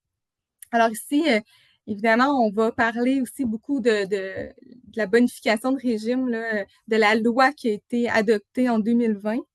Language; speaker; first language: French; native; French